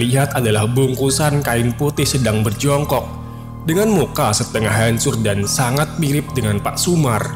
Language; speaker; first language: Indonesian; native; Indonesian